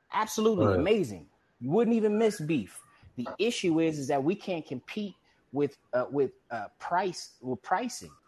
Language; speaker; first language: English; native; English